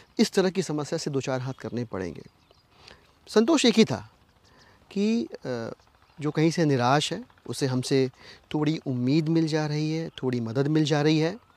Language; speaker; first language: Hindi; native; Hindi